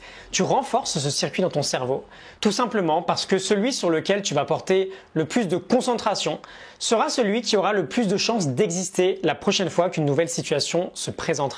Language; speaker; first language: French; native; French